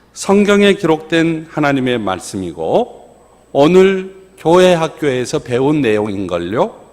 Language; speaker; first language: Korean; native; Korean